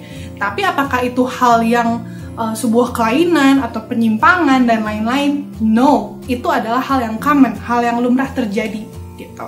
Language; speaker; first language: Indonesian; native; Indonesian